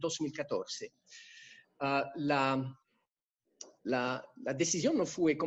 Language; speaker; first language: Spanish; non-native, fluent; French